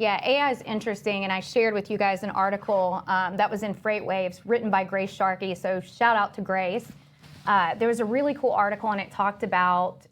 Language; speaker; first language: English; native; English